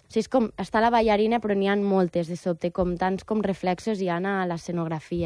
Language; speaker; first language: Catalan; native; Catalan